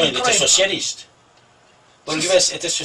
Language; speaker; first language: French; non-native, fluent; Persian